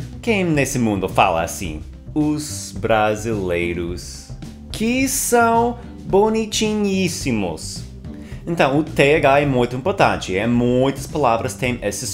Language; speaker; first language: Portuguese; non-native, fluent; English